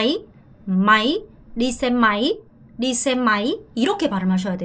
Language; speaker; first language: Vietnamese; non-native, fluent; Korean